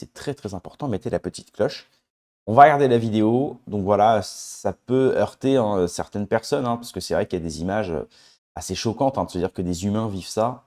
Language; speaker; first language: French; native; French